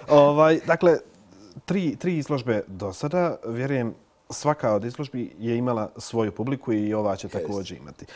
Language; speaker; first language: Bosnian; native; Bosnian